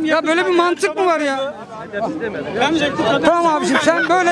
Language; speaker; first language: Turkish; native; Turkish